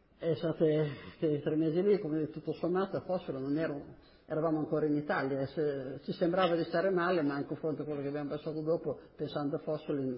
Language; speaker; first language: Italian; native; Italian